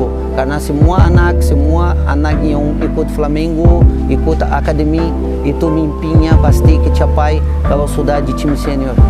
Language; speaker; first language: Indonesian; non-native, fluent; Portuguese